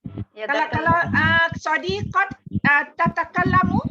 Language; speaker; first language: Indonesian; non-native, local second language; Malay